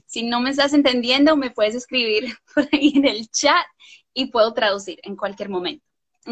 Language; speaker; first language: Spanish; non-native, fluent; English